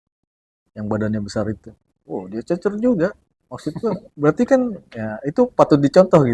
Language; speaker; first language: Indonesian; native; Indonesian